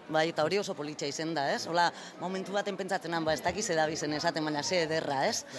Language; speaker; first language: Basque; native; Basque